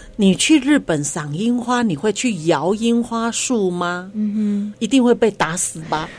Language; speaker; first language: Chinese; non-native, local second language; Hakka Chinese